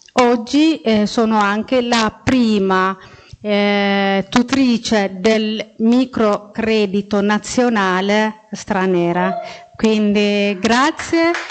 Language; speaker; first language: Italian; non-native, fluent; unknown